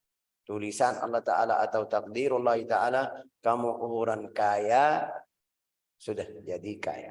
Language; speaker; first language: Indonesian; non-native, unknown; Arabic